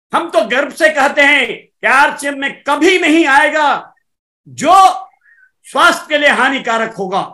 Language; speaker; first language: Hindi; native; Hindi